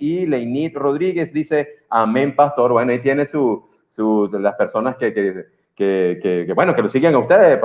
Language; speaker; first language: Spanish; native; Spanish